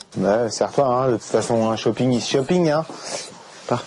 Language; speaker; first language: French; native; French